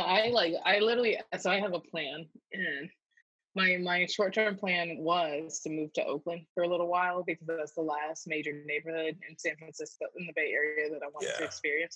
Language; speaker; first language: English; native; English